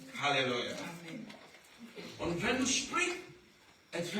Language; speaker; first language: German; non-native, learner; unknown